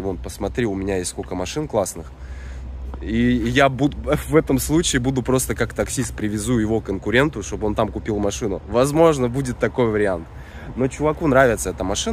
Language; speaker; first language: Russian; native; Russian